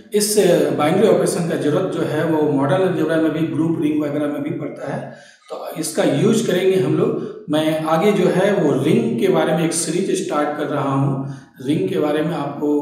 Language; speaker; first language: Hindi; native; Hindi